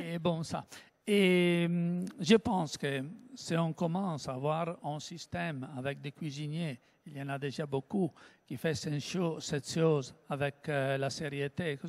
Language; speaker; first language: French; non-native, learner; Italian